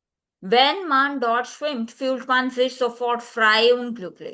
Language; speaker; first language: German; non-native, learner; Hindi